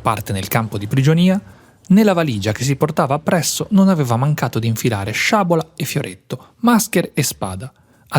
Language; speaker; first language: Italian; native; Italian